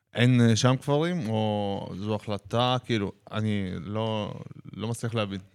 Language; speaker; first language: Hebrew; native; Hebrew